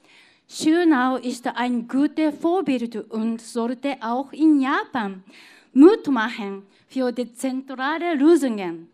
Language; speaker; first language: German; non-native, fluent; Japanese